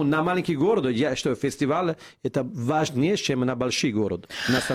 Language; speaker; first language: Russian; non-native, fluent; Italian